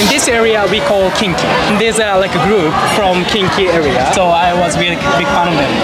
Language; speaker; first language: English; non-native, fluent; Japanese